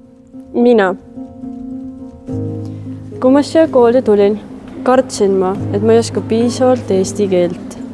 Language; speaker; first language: Estonian; non-native, learner; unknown